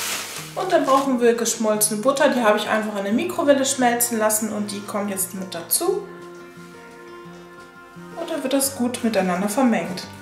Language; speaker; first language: German; native; German